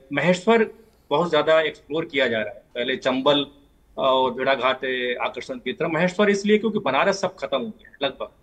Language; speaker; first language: Hindi; native; Hindi